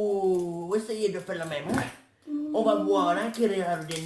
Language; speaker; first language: French; native; French